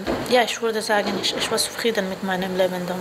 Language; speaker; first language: German; non-native, learner; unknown